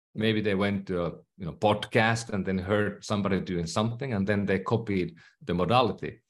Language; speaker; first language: English; non-native, fluent; Finnish